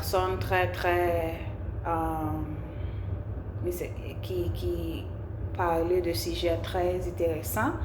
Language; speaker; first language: French; non-native, learner; English